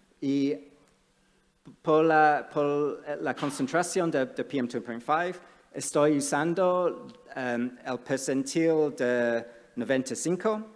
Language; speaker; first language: Spanish; non-native, fluent; English